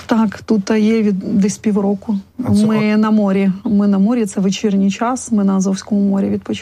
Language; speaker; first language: Polish; non-native, learner; Ukrainian